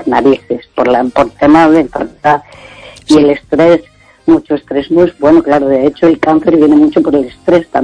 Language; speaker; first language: Spanish; native; Spanish